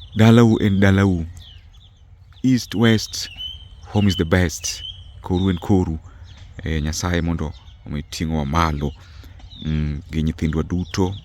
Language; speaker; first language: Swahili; non-native, local second language; Luo (Kenya and Tanzania)